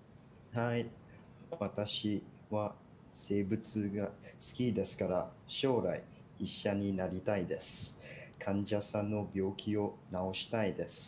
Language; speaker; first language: Japanese; non-native, learner; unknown